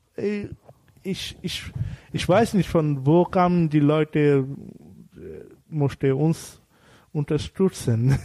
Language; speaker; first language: German; non-native, learner; Bangla